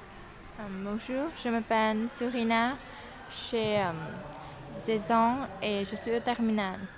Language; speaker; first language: French; non-native, learner; Lao